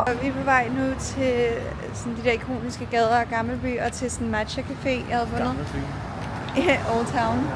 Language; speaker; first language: Danish; native; Danish